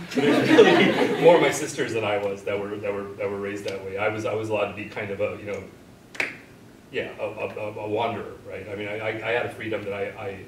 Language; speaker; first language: English; native; English